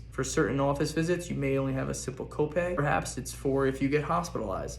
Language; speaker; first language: English; native; English